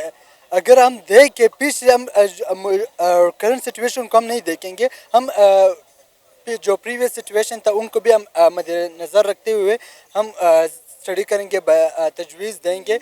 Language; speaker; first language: Hindi; non-native, local second language; Pashto